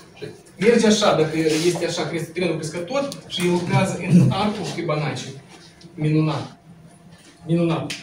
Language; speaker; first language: Romanian; non-native, local second language; Russian